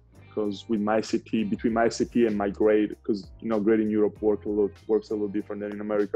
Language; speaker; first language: English; non-native, fluent; Italian